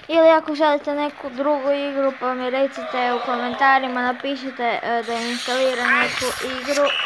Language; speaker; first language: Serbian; early bilingual, heritage; Croatian